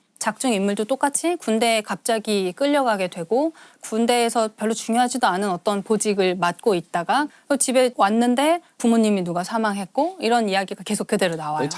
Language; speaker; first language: Korean; native; Korean